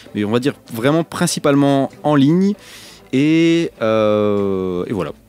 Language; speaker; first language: French; native; French